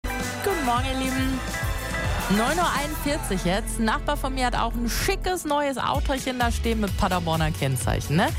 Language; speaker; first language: German; native; German